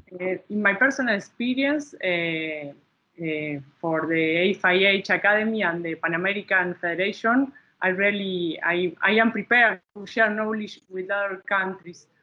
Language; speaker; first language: English; non-native, learner; Spanish